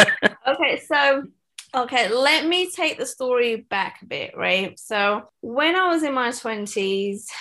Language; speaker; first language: English; native; English